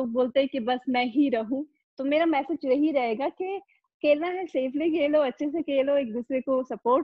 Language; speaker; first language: Hindi; non-native, fluent; Pashto